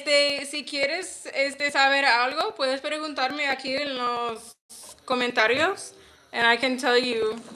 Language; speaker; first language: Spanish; non-native, learner; English